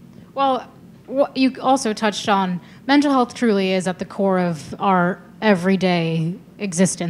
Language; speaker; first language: English; native; English